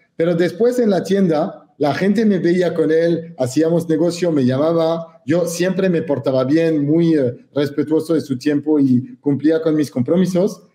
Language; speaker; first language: Spanish; non-native, fluent; French